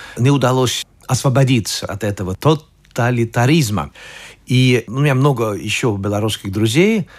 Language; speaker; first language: Russian; non-native, fluent; Swedish